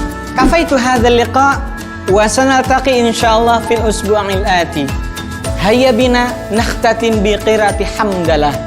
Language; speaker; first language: Arabic; non-native, fluent; Indonesian